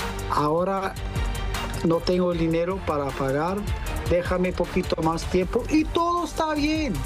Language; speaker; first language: Spanish; non-native, learner; English